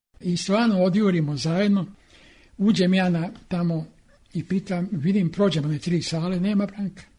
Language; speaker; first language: Serbian; native; Serbian